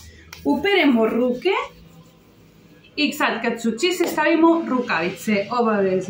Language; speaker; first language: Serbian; non-native, learner; Spanish